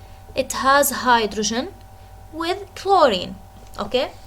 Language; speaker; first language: English; non-native, fluent; Arabic